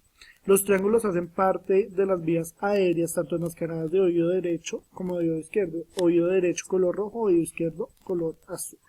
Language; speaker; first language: Spanish; native; Spanish